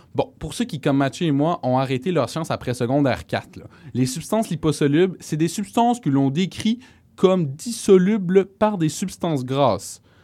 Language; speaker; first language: French; native; French